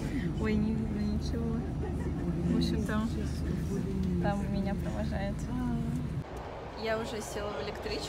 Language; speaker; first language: Russian; native; Russian